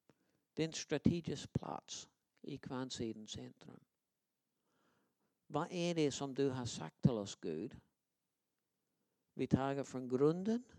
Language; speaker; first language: Swedish; non-native, fluent; English